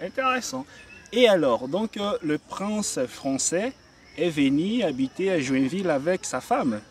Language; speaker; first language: French; non-native, fluent; Portuguese